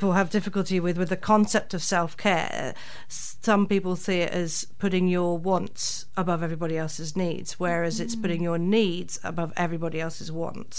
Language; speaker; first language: English; native; English